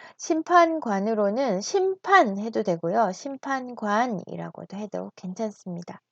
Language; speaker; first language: Korean; native; Korean